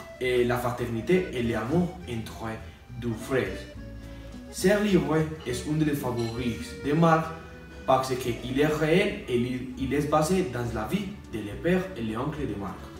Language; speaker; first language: French; non-native, learner; Spanish